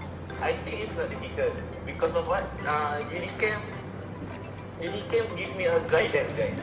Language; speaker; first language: English; non-native, learner; Indonesian